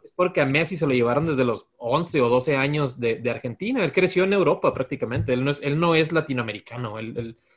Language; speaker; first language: Spanish; native; Spanish